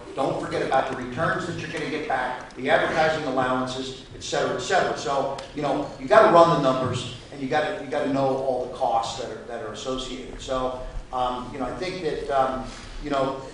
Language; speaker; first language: English; native; English